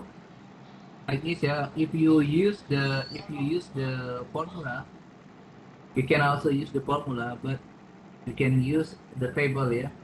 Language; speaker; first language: English; non-native, fluent; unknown